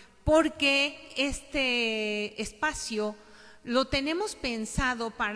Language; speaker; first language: Spanish; native; Spanish